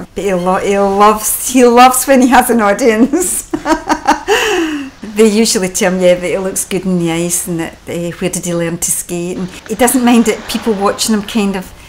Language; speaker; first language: English; native; English